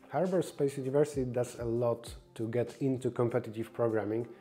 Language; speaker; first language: English; non-native, fluent; Polish